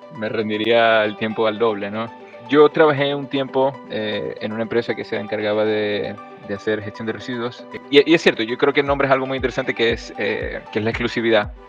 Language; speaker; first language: Spanish; native; Spanish